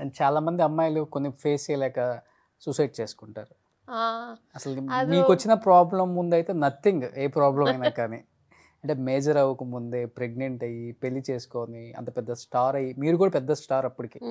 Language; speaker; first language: Telugu; native; Telugu